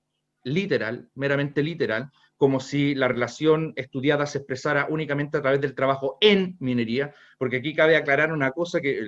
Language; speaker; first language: Spanish; native; Spanish